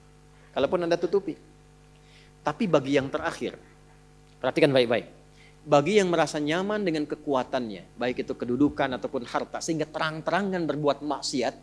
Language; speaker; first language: Indonesian; native; Indonesian